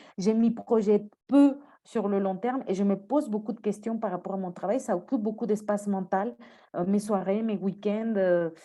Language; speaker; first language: French; non-native, fluent; Spanish